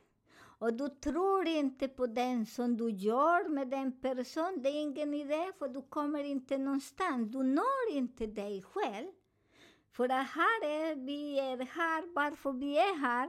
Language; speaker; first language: Swedish; non-native, learner; Spanish